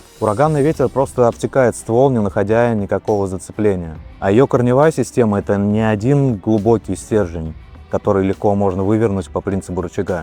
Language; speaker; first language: Russian; native; Russian